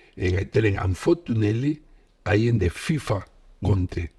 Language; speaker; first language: English; non-native, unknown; Spanish